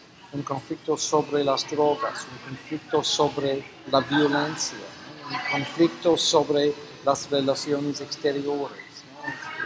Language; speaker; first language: Spanish; non-native, fluent; English